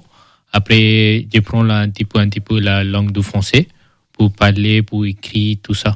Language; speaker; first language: French; early bilingual, other home language; Malay